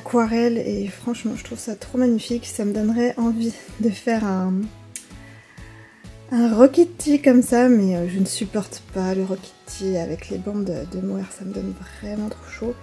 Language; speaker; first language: French; native; French